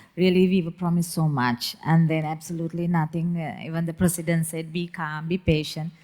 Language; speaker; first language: English; non-native, local second language; Sinhala